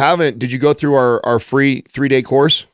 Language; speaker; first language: English; native; English